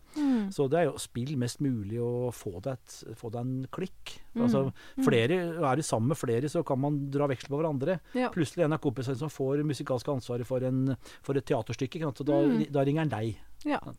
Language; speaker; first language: Norwegian; native; Norwegian